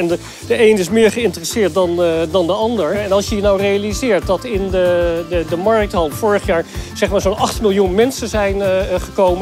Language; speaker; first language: Dutch; native; Dutch